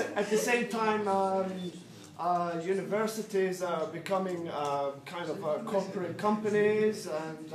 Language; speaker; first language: English; native; English